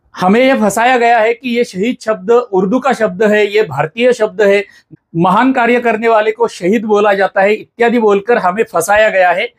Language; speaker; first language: Hindi; non-native, local second language; Marathi